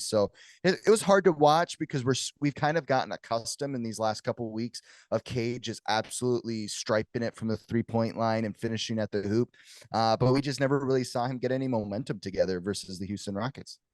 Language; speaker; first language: English; native; English